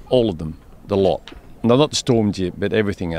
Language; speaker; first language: English; native; English